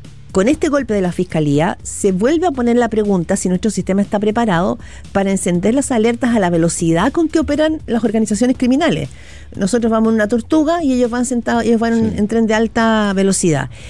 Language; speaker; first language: Spanish; native; Spanish